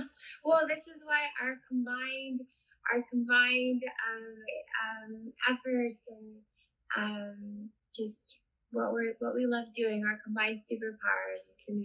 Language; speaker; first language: English; native; English